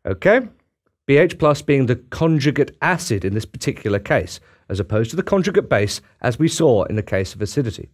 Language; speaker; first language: English; native; English